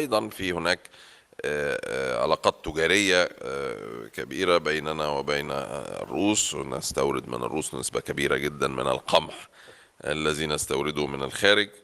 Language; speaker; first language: Arabic; native; Arabic